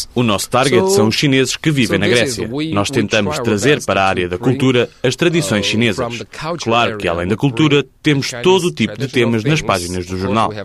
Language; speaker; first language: Portuguese; non-native, fluent; Chinese